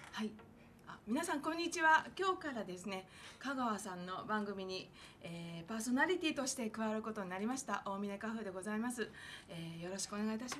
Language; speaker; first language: Japanese; native; Japanese